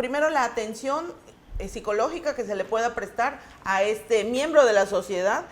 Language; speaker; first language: Spanish; native; Spanish